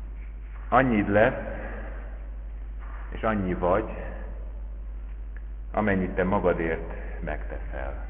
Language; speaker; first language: Hungarian; native; Hungarian